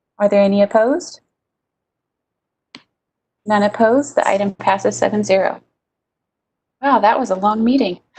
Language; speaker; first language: English; native; English